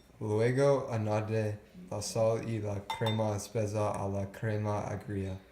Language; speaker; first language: Spanish; non-native, learner; English